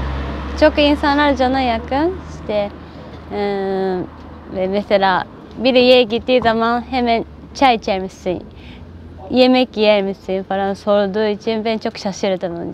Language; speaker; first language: Turkish; non-native, learner; Japanese